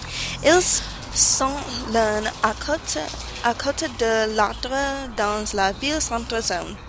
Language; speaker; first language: French; non-native, learner; English